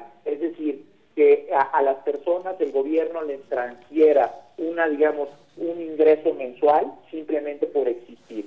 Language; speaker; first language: Spanish; native; Spanish